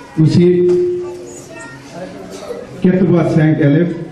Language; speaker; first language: French; non-native, learner; Bangla